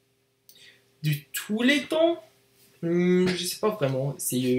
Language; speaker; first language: French; non-native, learner; English